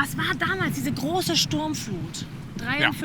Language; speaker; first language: German; native; German